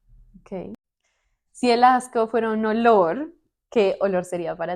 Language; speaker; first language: Spanish; native; Spanish